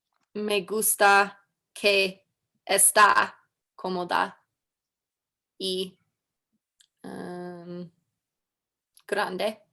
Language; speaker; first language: Spanish; non-native, learner; English